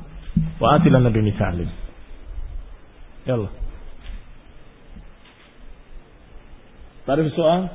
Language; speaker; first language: Arabic; non-native, fluent; Indonesian